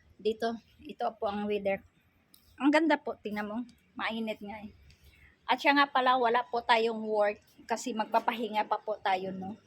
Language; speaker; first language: Filipino; non-native, local second language; Cebuano